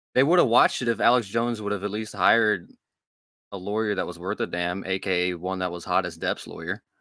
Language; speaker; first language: English; native; English